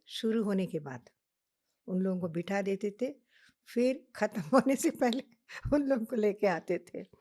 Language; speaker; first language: Hindi; non-native, local second language; Telugu